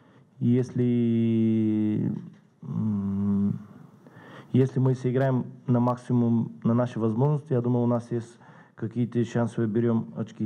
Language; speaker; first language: Russian; non-native, learner; Bulgarian